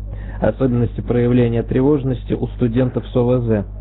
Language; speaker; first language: Russian; native; Russian